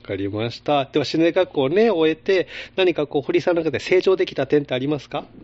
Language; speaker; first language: Japanese; native; Japanese